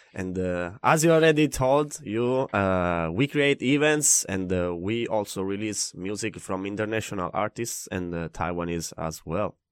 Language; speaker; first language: English; non-native, fluent; Italian